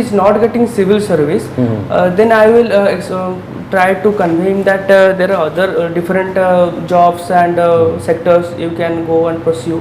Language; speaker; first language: English; non-native, local second language; Odia